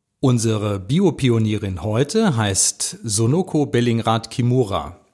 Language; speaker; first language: German; native; German